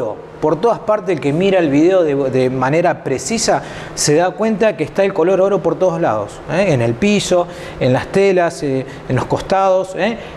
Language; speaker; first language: Spanish; native; Spanish